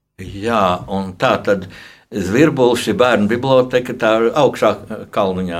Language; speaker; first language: Latvian; native; Latvian